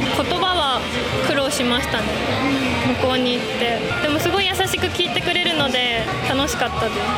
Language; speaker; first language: Japanese; native; Japanese